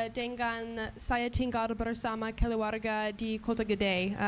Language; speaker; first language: Indonesian; non-native, learner; English